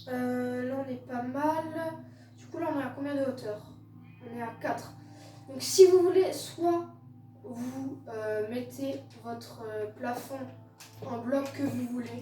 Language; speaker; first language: French; native; French